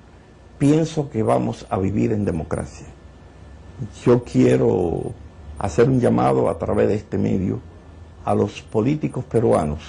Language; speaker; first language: Spanish; native; Spanish